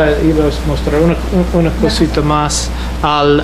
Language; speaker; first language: Spanish; non-native, fluent; English